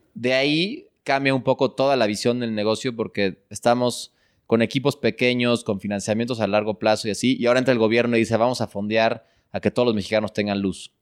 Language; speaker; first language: Spanish; native; Spanish